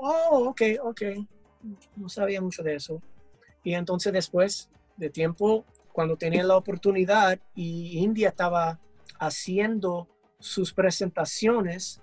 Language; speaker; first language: Spanish; early bilingual, heritage; English